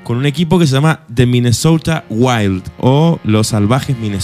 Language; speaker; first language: Spanish; native; Spanish